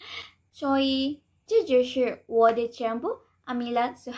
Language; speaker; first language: Chinese; non-native, learner; Malay